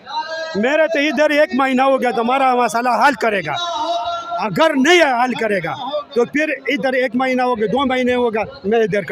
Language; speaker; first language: Hindi; non-native, local second language; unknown